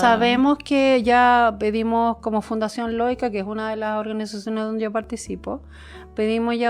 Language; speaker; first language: Spanish; native; Spanish